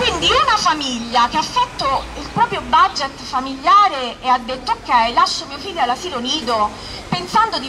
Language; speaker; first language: Italian; native; Italian